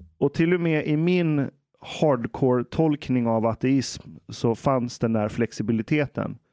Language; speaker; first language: Swedish; early bilingual, other home language; Persian